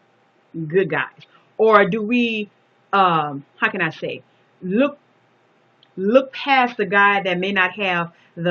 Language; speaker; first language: English; native; English